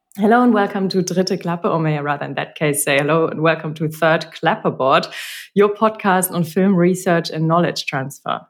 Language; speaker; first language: English; non-native, fluent; German